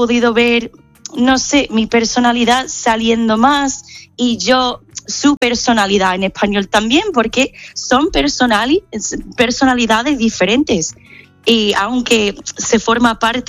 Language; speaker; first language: Spanish; non-native, fluent; English